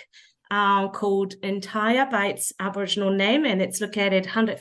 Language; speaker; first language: English; non-native, fluent; French